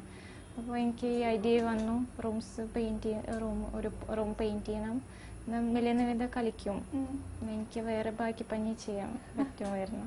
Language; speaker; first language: Malayalam; non-native, fluent; Russian